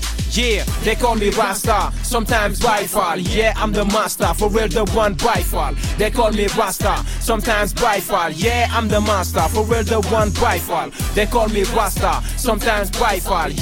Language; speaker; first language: English; non-native, local second language; Wolof